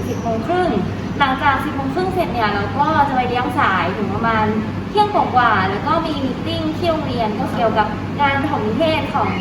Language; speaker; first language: Thai; native; Thai